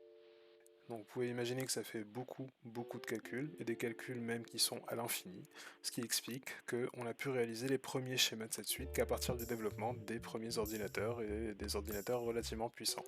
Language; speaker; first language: French; native; French